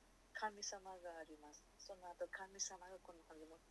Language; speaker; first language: Japanese; non-native, learner; Nepali